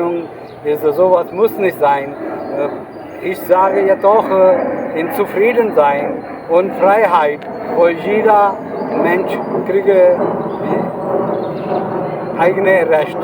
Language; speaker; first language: German; non-native, learner; Urdu